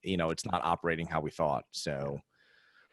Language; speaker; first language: English; native; English